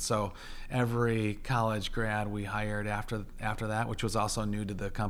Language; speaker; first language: English; native; English